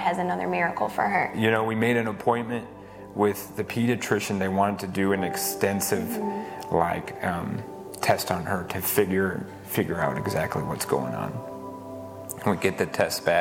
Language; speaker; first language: English; native; English